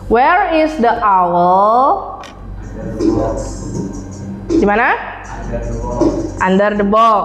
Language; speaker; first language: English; non-native, learner; Indonesian